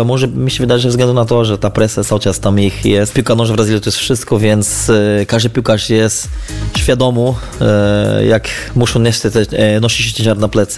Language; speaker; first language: Polish; non-native, fluent; Portuguese